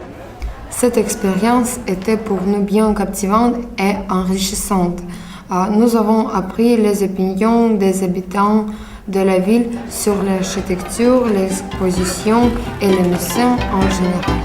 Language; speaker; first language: French; non-native, learner; Russian